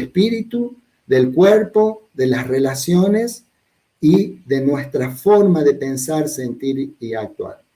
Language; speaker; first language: Spanish; native; Spanish